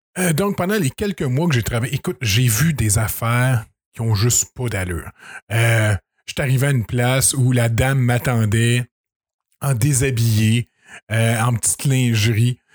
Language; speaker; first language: French; native; French